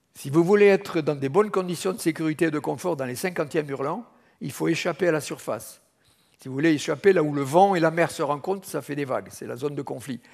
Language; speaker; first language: French; native; French